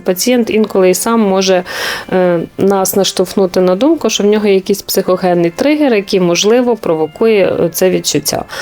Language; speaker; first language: Ukrainian; native; Ukrainian